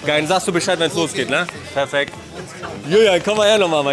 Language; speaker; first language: German; native; German